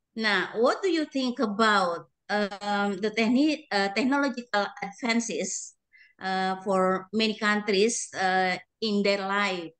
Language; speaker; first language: English; non-native, learner; Indonesian